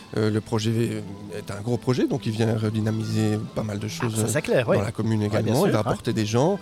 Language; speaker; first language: French; non-native, fluent; Spanish